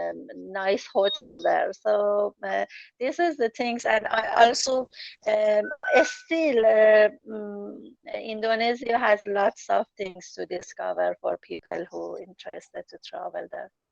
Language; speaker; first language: English; non-native, learner; Persian